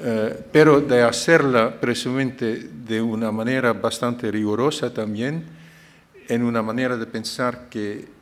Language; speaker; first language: Spanish; non-native, fluent; Dutch